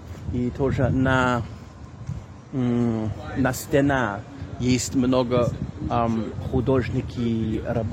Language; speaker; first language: Russian; non-native, learner; English